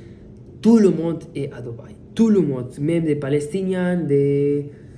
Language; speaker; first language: French; non-native, fluent; Spanish